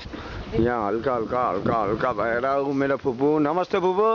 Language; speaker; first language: Nepali; non-native, local second language; Bangla